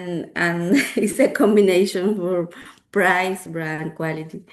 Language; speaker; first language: English; non-native, learner; Spanish